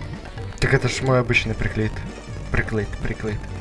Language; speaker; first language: Russian; native; Russian